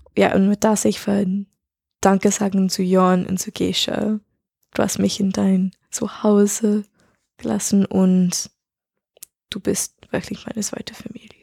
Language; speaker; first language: German; non-native, learner; English